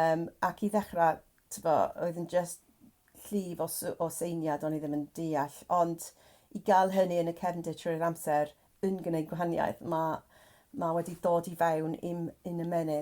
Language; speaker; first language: Welsh; non-native, fluent; English